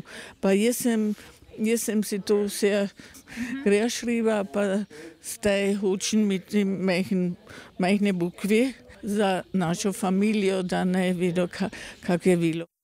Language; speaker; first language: Slovenian; early bilingual, heritage; Slovenian